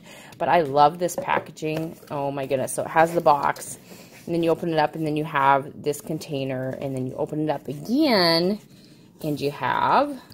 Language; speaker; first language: English; native; English